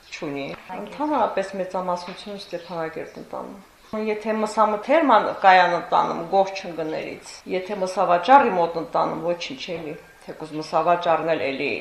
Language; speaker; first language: Armenian; native; Armenian